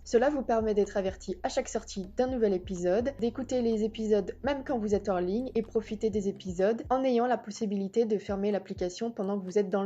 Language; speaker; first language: French; native; French